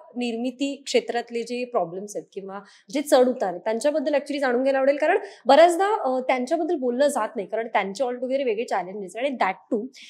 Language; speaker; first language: Marathi; native; Marathi